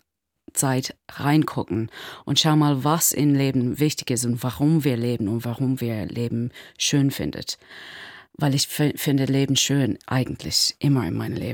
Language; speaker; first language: German; non-native, learner; English